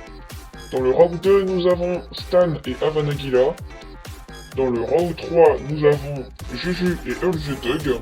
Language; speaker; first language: French; native; French